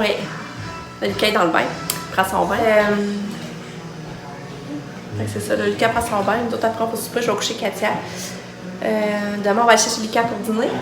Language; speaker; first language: French; native; French